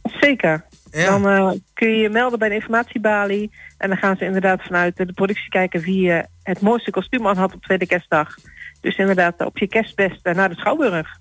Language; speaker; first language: Dutch; native; Dutch